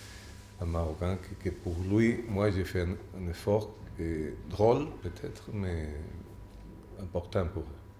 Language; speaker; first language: French; non-native, fluent; Spanish